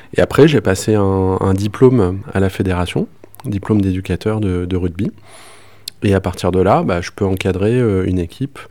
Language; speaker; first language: French; native; French